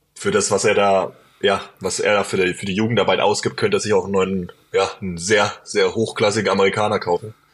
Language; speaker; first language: German; native; German